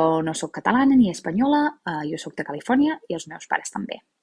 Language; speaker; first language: Catalan; non-native, fluent; English